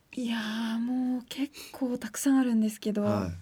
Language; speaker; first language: Japanese; native; Japanese